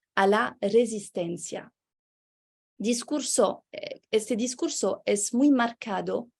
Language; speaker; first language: Spanish; non-native, fluent; French